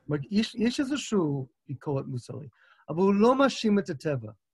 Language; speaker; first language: Hebrew; non-native, fluent; English